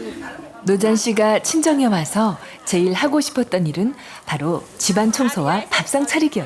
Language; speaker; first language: Korean; native; Korean